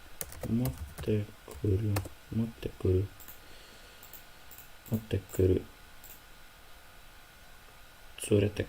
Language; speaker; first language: Japanese; non-native, learner; Ukrainian